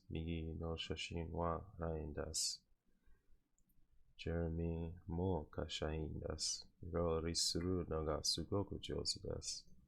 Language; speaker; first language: Japanese; non-native, learner; English